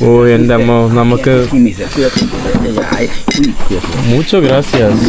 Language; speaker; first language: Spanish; non-native, learner; Malayalam